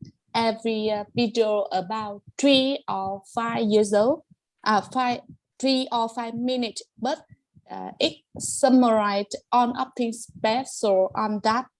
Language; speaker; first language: English; non-native, learner; Vietnamese